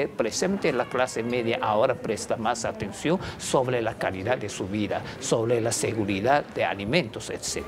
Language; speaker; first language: Spanish; non-native, fluent; Chinese